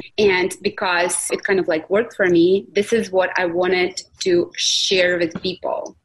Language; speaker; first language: English; non-native, fluent; Russian